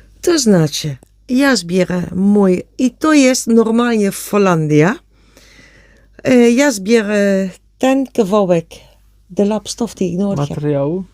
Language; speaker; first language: Polish; non-native, learner; Dutch